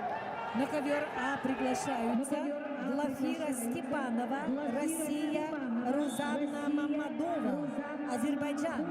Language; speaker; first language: Russian; native; Russian